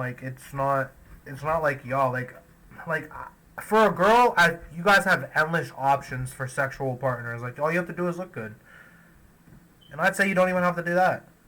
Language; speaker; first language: English; native; English